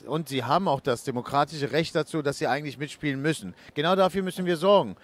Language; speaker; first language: German; early bilingual, other home language; Turkish